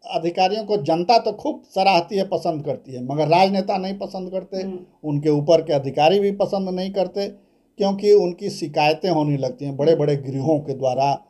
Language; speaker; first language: Hindi; native; Hindi